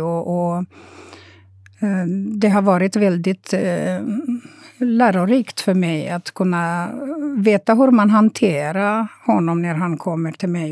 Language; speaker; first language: Swedish; non-native, fluent; Romanian